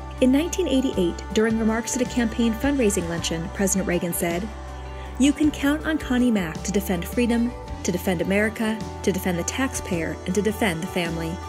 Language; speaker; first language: English; native; English